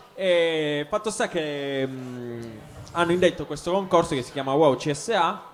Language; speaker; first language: Italian; native; Italian